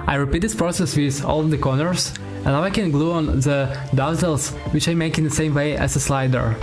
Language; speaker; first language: English; non-native, learner; Ukrainian